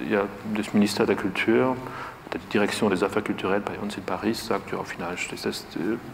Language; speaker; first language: German; non-native, fluent; French